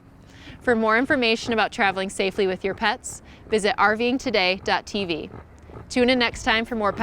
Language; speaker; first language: English; native; English